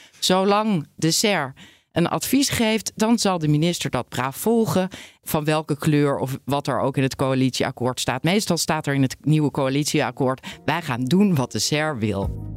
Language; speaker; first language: Dutch; native; Dutch